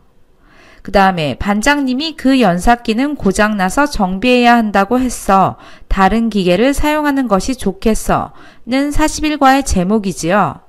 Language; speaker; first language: Korean; native; Korean